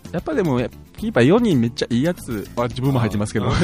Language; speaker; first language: Japanese; native; Japanese